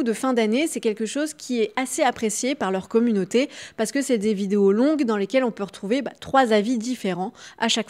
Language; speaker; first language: French; native; French